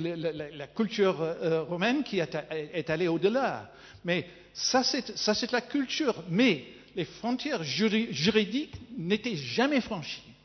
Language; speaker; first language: French; non-native, fluent; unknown